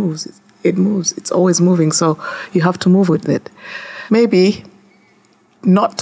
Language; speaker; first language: English; non-native, local second language; Gusii